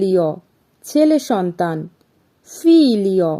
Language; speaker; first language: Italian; non-native, fluent; Bangla